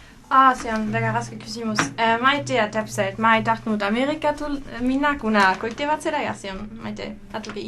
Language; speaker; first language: Estonian; non-native, learner; German